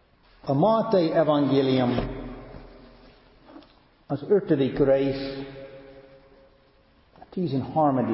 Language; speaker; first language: Hungarian; non-native, fluent; English